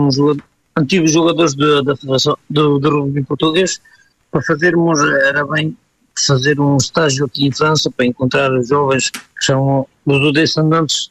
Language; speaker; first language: Portuguese; early bilingual, heritage; Portuguese